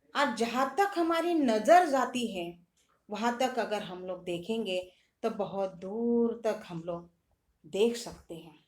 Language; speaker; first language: Hindi; non-native, local second language; Marathi